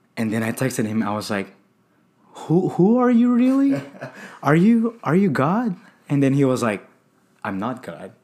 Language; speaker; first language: English; non-native, local second language; Filipino